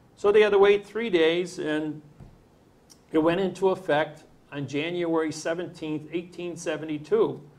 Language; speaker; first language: English; native; English